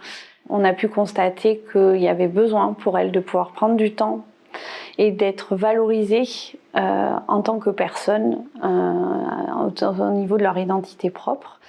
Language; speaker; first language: French; native; French